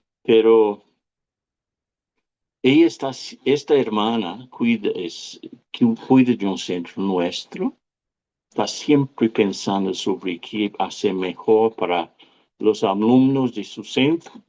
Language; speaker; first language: Spanish; non-native, fluent; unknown